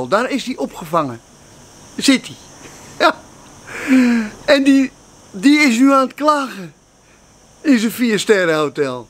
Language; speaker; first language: Dutch; native; Dutch